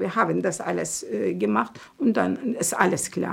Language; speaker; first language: German; non-native, learner; Turkish